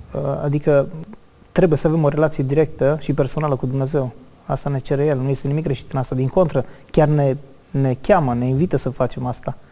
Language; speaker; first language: Romanian; native; Romanian